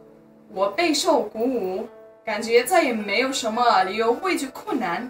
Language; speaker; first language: Chinese; non-native, fluent; Romanian